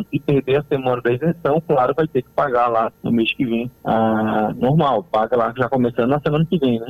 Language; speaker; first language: Portuguese; native; Portuguese